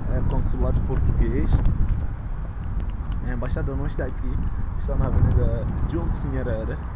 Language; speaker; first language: Portuguese; non-native, local second language; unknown